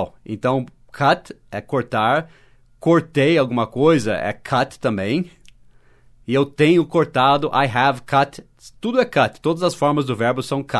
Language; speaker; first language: Portuguese; non-native, fluent; English